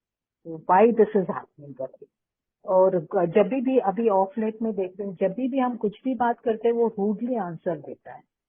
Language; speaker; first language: Hindi; non-native, local second language; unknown